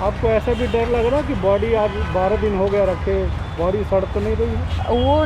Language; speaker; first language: Hindi; native; Hindi